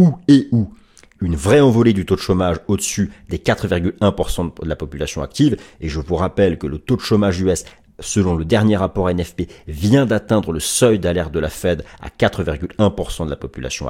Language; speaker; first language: French; native; French